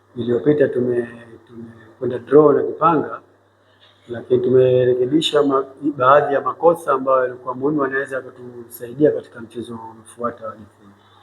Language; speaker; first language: Swahili; native; Swahili